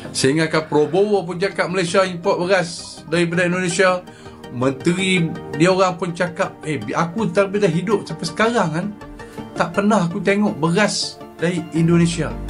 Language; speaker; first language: Malay; native; Malay